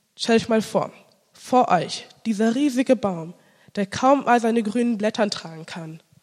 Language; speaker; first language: German; early bilingual, other home language; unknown